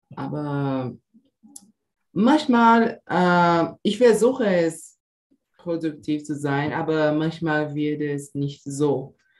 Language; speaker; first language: German; non-native, learner; Portuguese